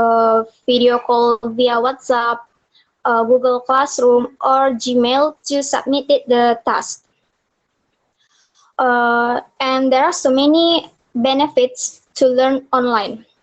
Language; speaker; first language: English; non-native, learner; Indonesian